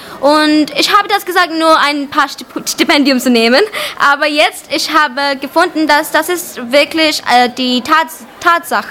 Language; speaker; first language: German; non-native, learner; Bangla